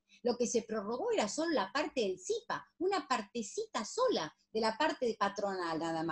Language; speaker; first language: Spanish; native; Spanish